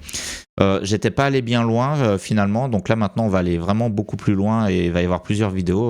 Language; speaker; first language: French; native; French